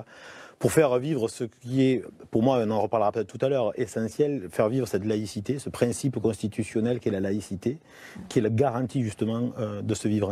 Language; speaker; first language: French; native; French